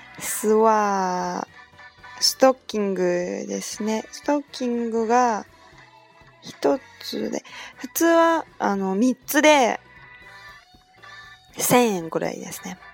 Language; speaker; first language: Japanese; non-native, fluent; Chinese